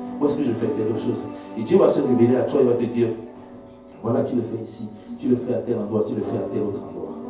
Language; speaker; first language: French; non-native, local second language; Haitian Creole